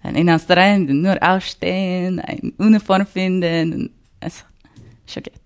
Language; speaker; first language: German; non-native, learner; English